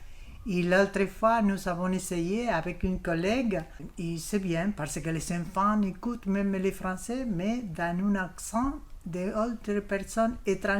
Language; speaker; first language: French; non-native, learner; Spanish